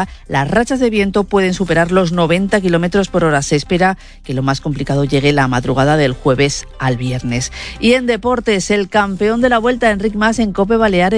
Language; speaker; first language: Spanish; native; Spanish